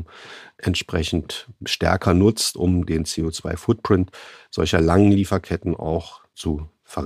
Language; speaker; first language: German; native; German